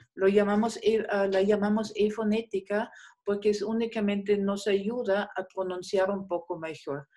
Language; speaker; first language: Spanish; non-native, fluent; German